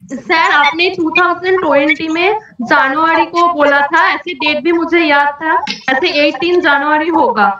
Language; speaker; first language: Hindi; non-native, local second language; Bangla